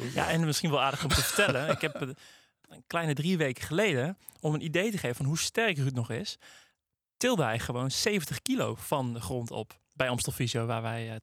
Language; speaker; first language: Dutch; native; Dutch